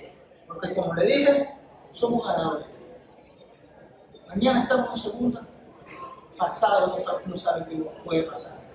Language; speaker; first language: Spanish; native; Spanish